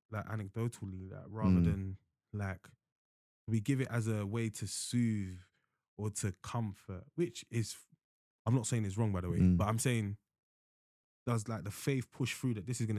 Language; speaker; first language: English; native; English